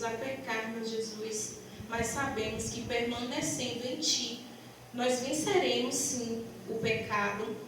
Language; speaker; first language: Portuguese; native; Portuguese